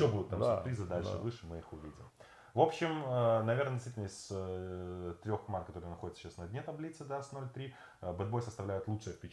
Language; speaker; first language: Russian; native; Russian